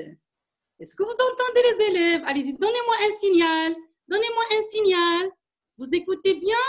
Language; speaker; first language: French; non-native, local second language; Arabic